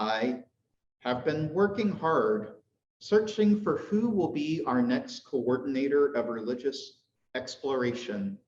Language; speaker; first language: English; native; English